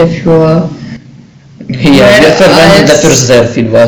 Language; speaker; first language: German; non-native, learner; Russian